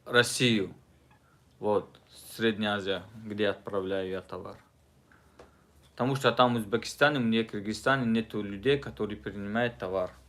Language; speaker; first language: Russian; non-native, fluent; Tajik